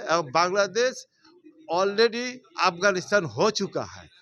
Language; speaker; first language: Hindi; non-native, learner; Bangla